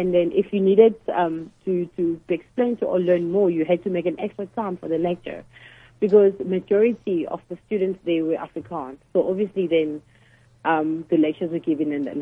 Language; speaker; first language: English; non-native, local second language; Zulu